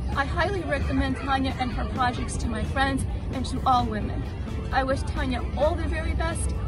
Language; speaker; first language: English; early bilingual, other home language; Ukrainian